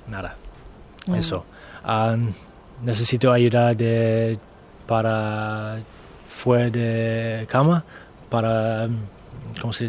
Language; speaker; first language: Spanish; non-native, learner; English